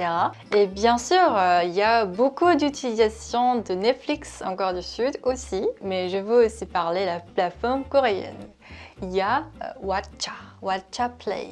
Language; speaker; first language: French; non-native, fluent; Korean